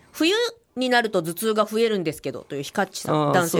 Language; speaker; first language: Japanese; native; Japanese